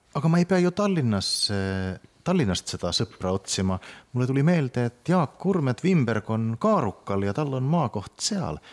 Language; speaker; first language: Estonian; non-native, fluent; Finnish